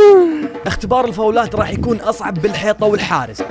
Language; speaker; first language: Arabic; native; Arabic